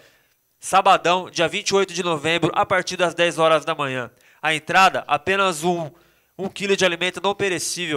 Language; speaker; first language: Portuguese; native; Portuguese